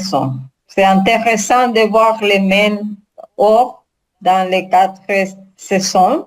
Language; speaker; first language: French; non-native, learner; Spanish